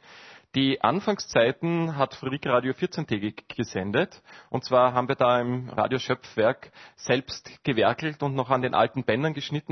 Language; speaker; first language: German; native; German